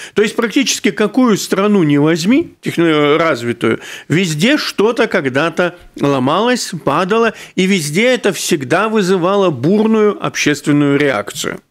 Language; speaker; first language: Russian; native; Russian